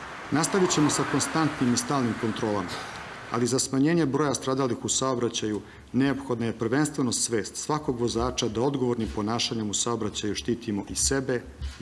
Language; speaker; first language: Serbian; native; Serbian